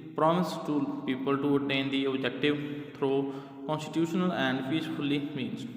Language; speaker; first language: English; non-native, local second language; Punjabi